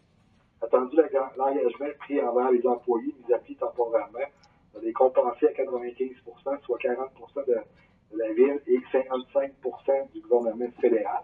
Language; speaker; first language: French; native; French